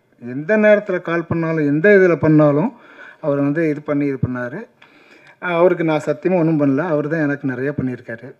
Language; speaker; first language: Tamil; native; Tamil